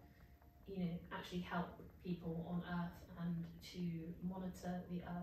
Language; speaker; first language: English; native; English